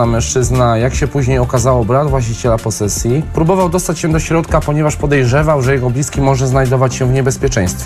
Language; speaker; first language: Polish; native; Polish